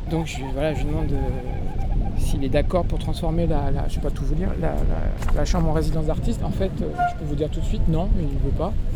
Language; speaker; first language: French; native; French